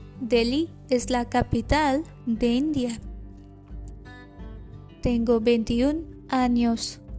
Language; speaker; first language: Spanish; non-native, learner; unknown